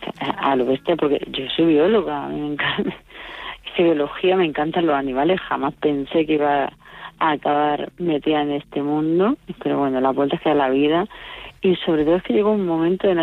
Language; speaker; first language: Spanish; native; Spanish